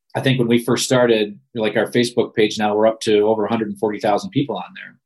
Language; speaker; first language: English; native; English